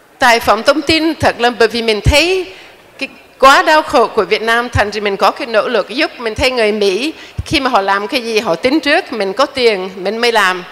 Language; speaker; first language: Vietnamese; non-native, fluent; English